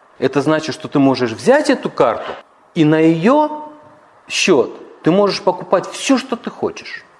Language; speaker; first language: Russian; native; Russian